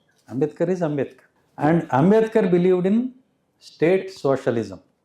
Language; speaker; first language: English; non-native, local second language; Telugu